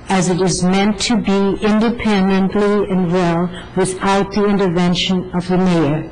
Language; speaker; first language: English; non-native, fluent; German